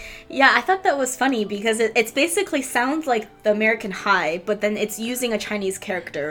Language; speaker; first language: English; early bilingual, other home language; Chinese